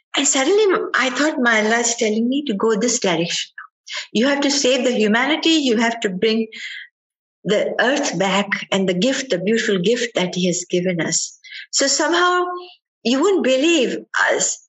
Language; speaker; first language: English; non-native, local second language; Sindhi